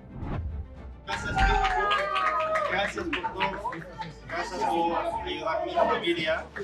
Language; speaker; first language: Spanish; non-native, learner; Arabic